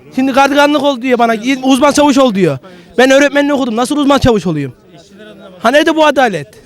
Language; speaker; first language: Turkish; native; Turkish